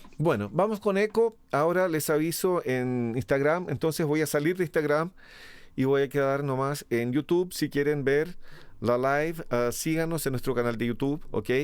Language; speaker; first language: Spanish; early bilingual, other home language; Portuguese